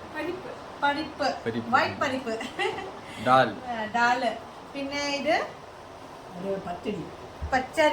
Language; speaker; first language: Malayalam; non-native, learner; Bodo